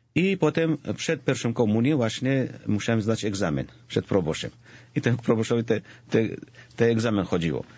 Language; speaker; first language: Polish; non-native, fluent; Georgian